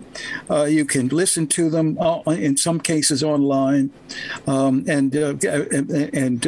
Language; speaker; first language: English; native; English